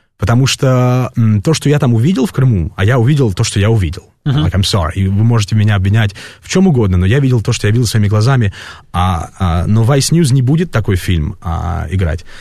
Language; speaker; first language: Russian; early bilingual, heritage; Russian